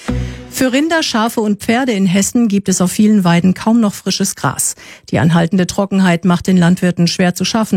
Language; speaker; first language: German; native; German